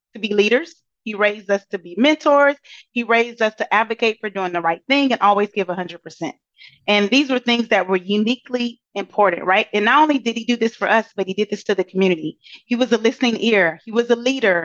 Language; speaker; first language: English; native; English